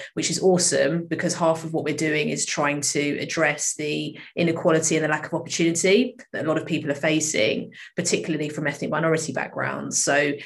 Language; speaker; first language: English; native; English